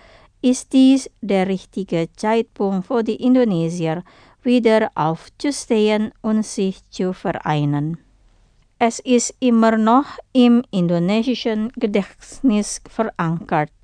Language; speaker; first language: German; non-native, fluent; Indonesian